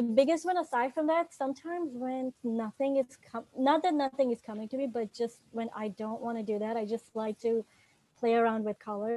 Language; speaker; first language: English; non-native, local second language; Urdu